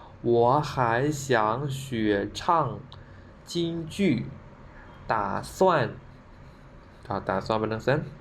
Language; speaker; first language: Chinese; non-native, fluent; Khmer